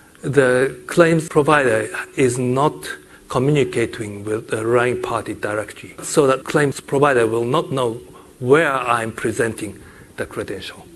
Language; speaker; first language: English; non-native, fluent; Japanese